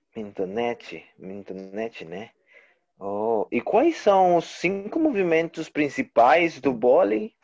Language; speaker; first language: Portuguese; non-native, learner; Spanish